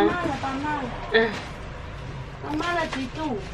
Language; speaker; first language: French; non-native, learner; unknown